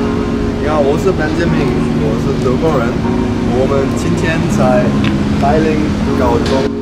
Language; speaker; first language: Chinese; non-native, fluent; German